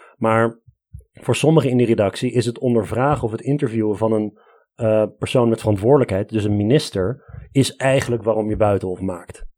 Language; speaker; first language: Dutch; early bilingual, other home language; Armenian